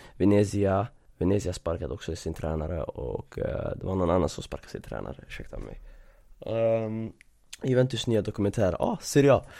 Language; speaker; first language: Swedish; early bilingual, other home language; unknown